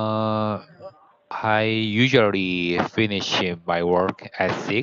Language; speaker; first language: English; non-native, learner; Korean